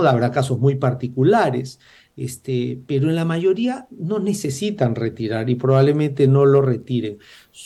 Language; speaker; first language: Spanish; native; Spanish